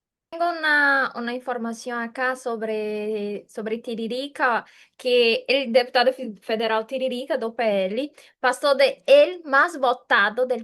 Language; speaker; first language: Spanish; non-native, fluent; Portuguese